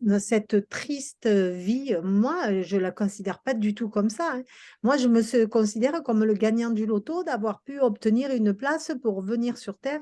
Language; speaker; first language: French; native; French